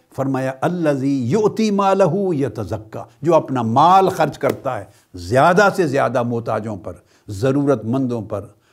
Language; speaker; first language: Urdu; non-native, local second language; Punjabi